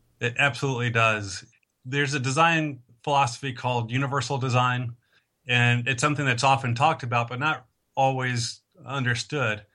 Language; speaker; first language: English; native; English